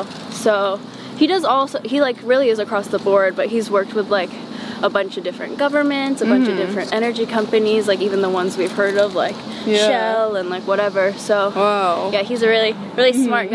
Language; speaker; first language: English; early bilingual, other home language; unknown